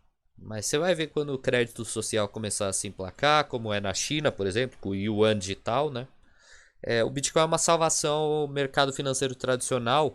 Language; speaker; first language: Portuguese; native; Portuguese